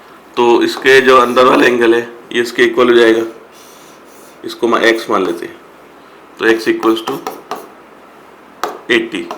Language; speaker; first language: Hindi; native; Hindi